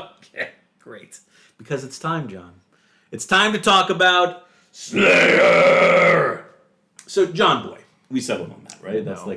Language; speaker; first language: English; native; English